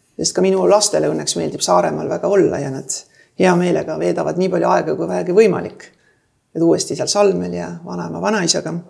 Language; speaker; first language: Estonian; native; Estonian